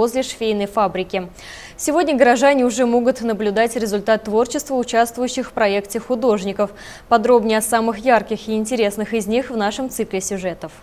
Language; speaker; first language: Russian; native; Russian